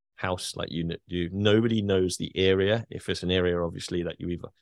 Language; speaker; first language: English; native; English